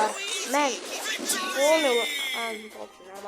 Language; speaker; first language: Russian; non-native, local second language; Kazakh